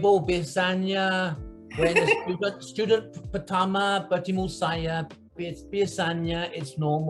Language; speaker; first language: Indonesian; non-native, learner; English